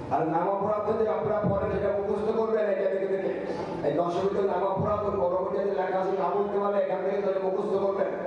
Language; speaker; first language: Bangla; native; Bangla